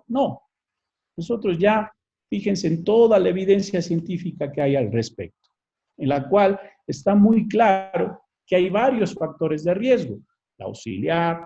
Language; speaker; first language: Spanish; native; Spanish